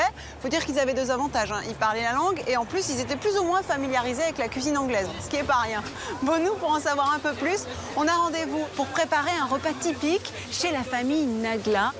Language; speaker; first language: French; native; French